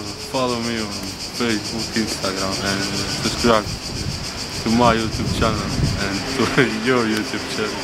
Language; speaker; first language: English; non-native, learner; Croatian